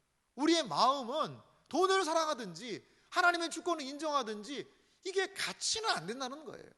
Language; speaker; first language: Korean; native; Korean